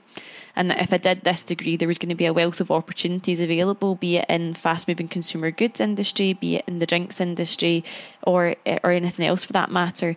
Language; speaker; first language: English; native; English